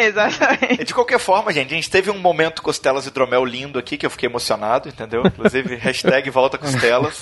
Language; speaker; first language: Portuguese; native; Portuguese